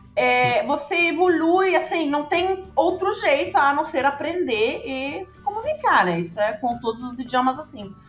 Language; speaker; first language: Portuguese; early bilingual, heritage; German